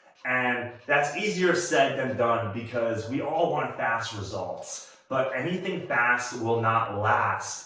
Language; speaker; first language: English; native; English